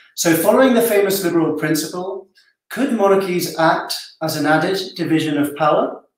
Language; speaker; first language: English; non-native, fluent; Spanish